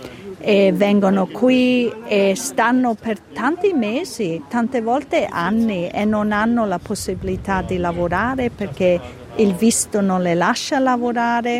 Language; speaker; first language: Italian; early bilingual, heritage; Italian